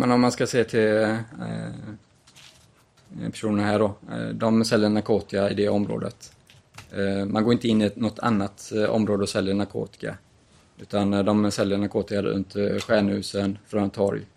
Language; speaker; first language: Swedish; native; Swedish